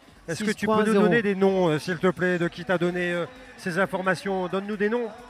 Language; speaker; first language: French; native; French